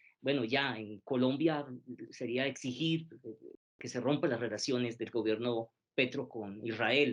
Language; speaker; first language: Spanish; native; Spanish